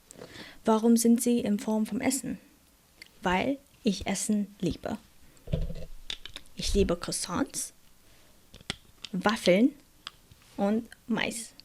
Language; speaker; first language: German; non-native, fluent; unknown